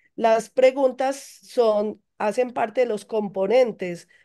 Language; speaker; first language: Spanish; native; Spanish